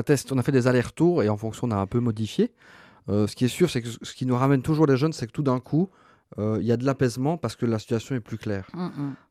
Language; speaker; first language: French; native; French